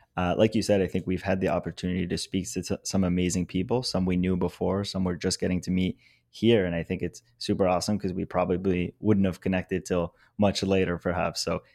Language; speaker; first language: English; native; English